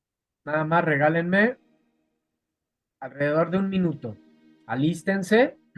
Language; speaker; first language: Spanish; native; Spanish